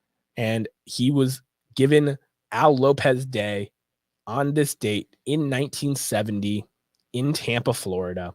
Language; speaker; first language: English; native; English